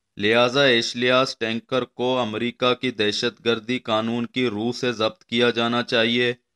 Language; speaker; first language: Urdu; non-native, local second language; Baluchi